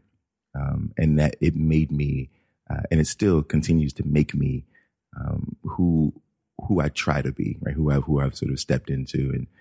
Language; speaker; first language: English; native; English